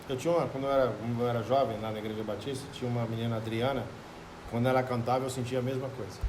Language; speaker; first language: Portuguese; native; Portuguese